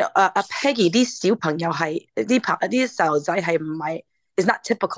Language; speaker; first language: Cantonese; early bilingual, heritage; English